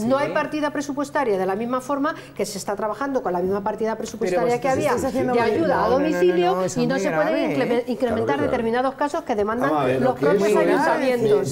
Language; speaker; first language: Spanish; native; Spanish